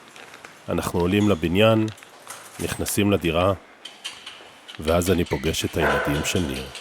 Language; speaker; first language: Hebrew; native; Hebrew